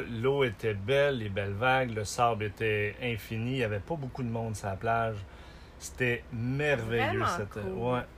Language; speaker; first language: French; native; French